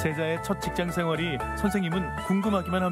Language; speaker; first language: Korean; native; Korean